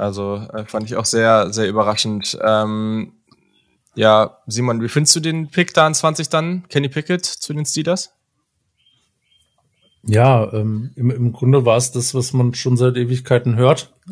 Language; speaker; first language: German; native; German